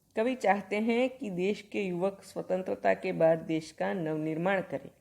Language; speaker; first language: Hindi; non-native, local second language; Gujarati